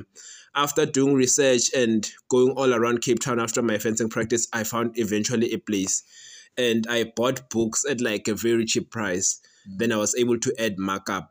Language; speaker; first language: English; non-native, local second language; Swati